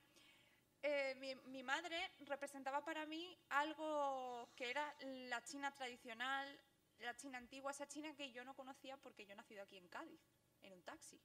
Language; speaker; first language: Spanish; early bilingual, other home language; Chinese